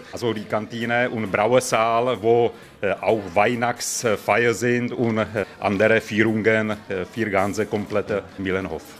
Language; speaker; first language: German; non-native, learner; Czech